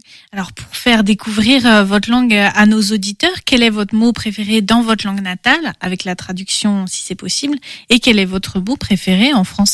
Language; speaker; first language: French; native; French